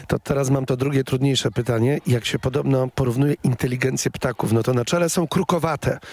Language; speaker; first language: Polish; native; Polish